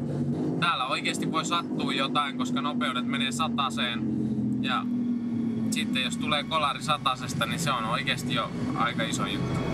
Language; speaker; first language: Finnish; native; Finnish